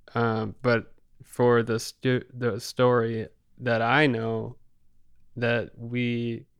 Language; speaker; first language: English; native; English